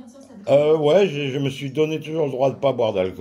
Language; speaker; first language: French; native; French